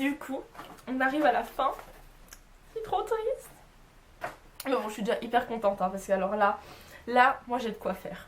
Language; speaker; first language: French; native; French